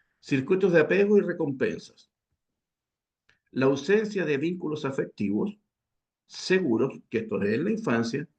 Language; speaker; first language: Spanish; native; Spanish